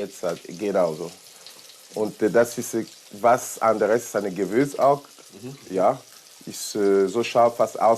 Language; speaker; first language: German; non-native, learner; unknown